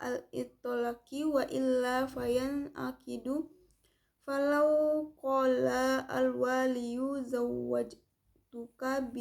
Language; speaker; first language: Arabic; non-native, learner; Indonesian